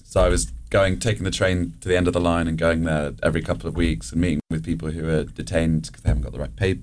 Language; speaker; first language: English; native; English